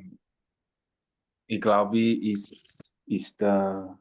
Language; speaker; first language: German; non-native, learner; Portuguese